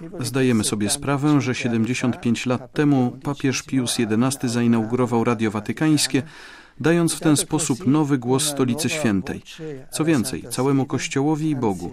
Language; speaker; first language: Polish; non-native, learner; German